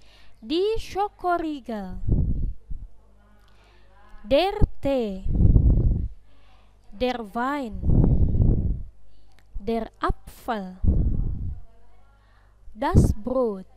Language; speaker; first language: German; non-native, fluent; Indonesian